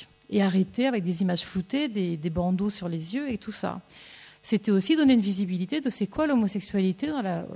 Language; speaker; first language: French; native; French